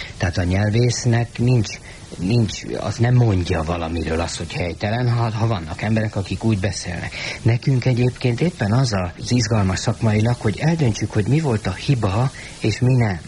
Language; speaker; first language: Hungarian; native; Hungarian